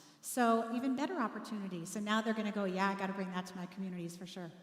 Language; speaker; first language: English; native; English